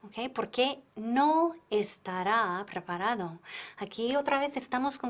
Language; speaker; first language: Spanish; non-native, fluent; English